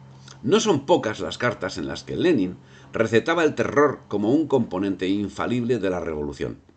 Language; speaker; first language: Spanish; native; Spanish